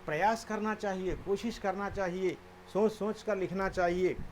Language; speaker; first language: Hindi; non-native, local second language; Telugu